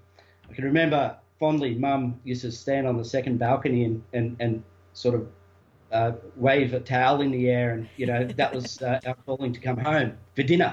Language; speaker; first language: English; native; English